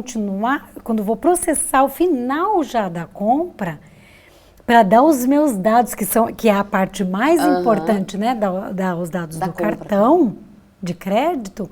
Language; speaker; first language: Portuguese; native; Portuguese